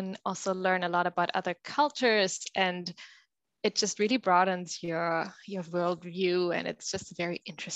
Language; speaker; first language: English; non-native, fluent; German